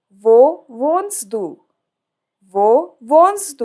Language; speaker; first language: German; non-native, fluent; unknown